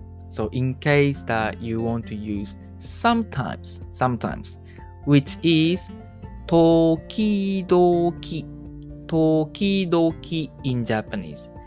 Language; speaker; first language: English; non-native, fluent; Japanese